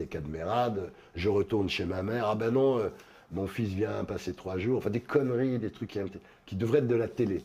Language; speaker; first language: French; native; French